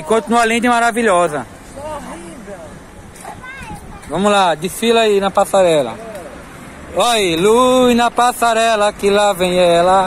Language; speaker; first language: Portuguese; native; Portuguese